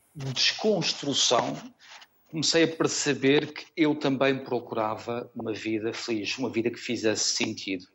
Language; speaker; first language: Portuguese; native; Portuguese